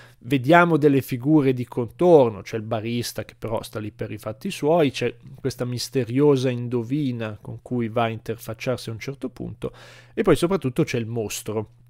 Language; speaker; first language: Italian; native; Italian